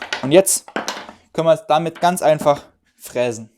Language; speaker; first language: German; native; German